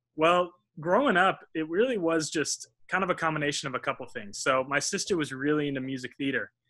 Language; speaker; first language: English; native; English